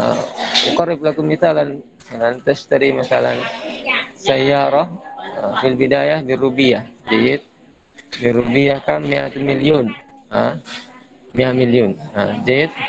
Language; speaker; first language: Arabic; non-native, fluent; Indonesian